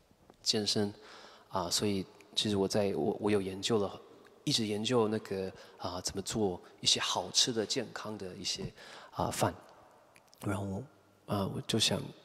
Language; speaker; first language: Chinese; non-native, fluent; English